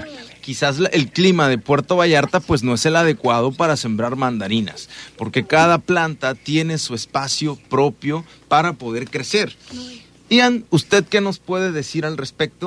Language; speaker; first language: Spanish; native; Spanish